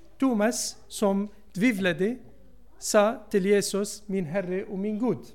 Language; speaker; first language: Swedish; non-native, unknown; Arabic